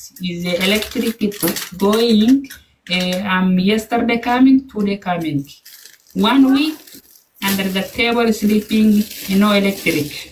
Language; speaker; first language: English; non-native, learner; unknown